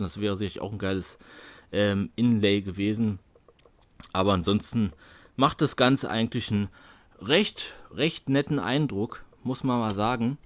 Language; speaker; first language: German; native; German